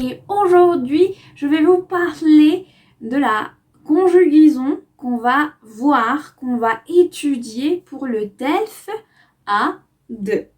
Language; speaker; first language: French; non-native, fluent; Spanish